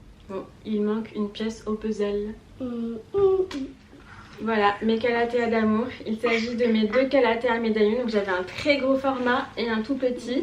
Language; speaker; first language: French; native; French